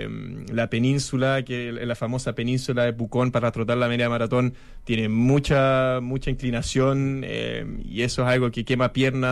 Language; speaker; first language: Spanish; native; Spanish